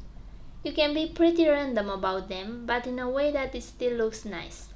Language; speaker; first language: English; non-native, fluent; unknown